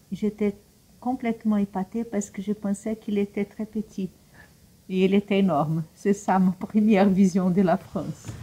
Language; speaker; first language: French; non-native, fluent; Portuguese